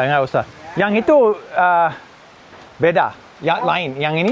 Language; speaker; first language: Indonesian; non-native, fluent; English